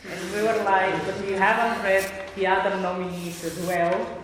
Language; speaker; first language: English; non-native, fluent; Bulgarian